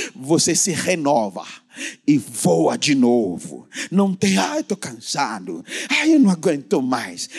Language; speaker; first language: Portuguese; non-native, fluent; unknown